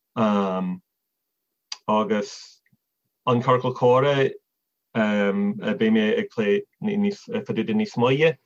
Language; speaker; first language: Irish; non-native, fluent; English